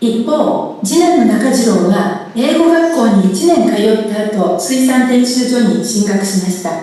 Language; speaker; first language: Japanese; native; Japanese